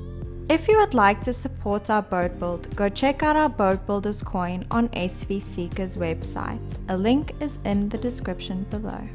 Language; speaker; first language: English; native; English